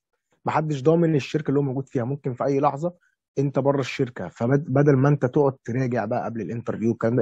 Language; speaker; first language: Arabic; native; Arabic